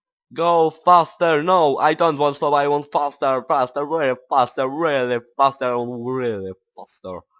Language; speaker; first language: English; non-native, learner; Polish